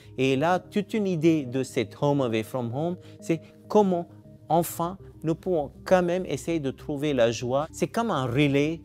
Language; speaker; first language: French; non-native, fluent; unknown